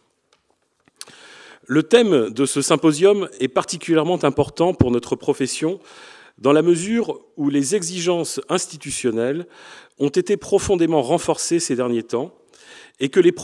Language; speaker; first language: French; native; French